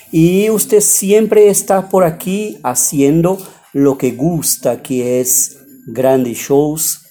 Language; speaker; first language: Spanish; non-native, fluent; Portuguese